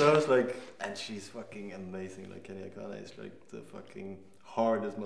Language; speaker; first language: English; non-native, fluent; Danish